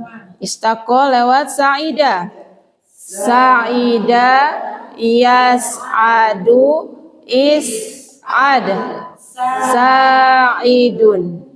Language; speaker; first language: Arabic; non-native, fluent; Indonesian